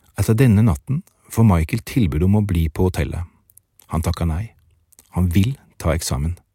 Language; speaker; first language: Norwegian; native; Norwegian